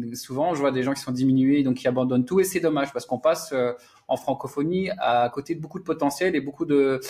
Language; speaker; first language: French; native; French